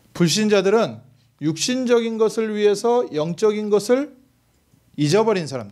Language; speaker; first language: Korean; native; Korean